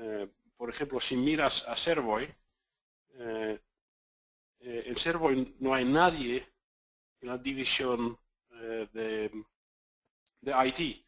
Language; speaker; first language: Spanish; non-native, fluent; Dutch